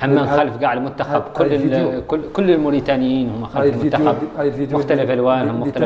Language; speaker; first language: Arabic; native; Arabic